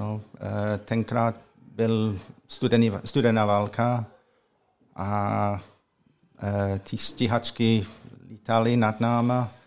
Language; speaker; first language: Czech; non-native, learner; English